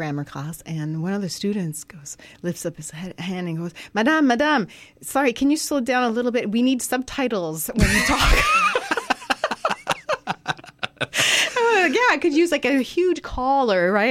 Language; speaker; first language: English; non-native, fluent; French